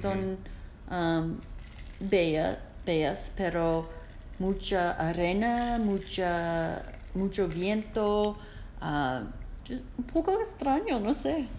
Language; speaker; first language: Spanish; non-native, learner; English